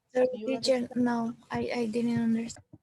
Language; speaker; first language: English; non-native, learner; Spanish